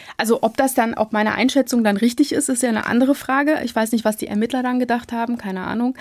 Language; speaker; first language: German; early bilingual, other home language; Turkish